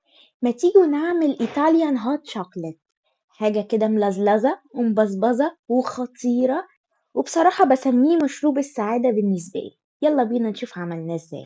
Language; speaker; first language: Arabic; native; Arabic